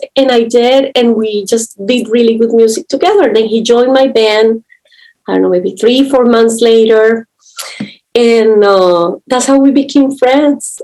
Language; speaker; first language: English; non-native, fluent; Spanish